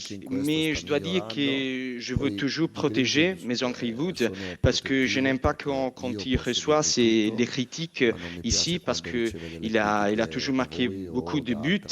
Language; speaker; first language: French; non-native, fluent; Italian